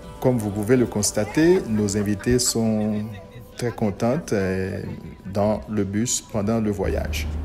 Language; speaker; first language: French; non-native, local second language; Haitian Creole